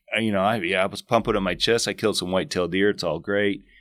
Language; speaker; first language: English; native; English